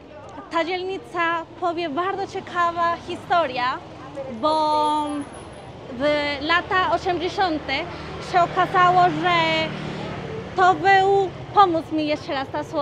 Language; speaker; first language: Polish; non-native, learner; Spanish